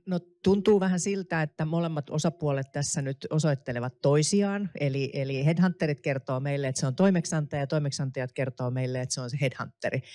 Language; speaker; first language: Finnish; native; Finnish